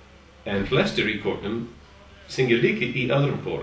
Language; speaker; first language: Icelandic; non-native, learner; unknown